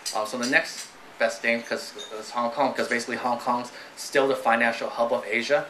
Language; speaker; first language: English; native; English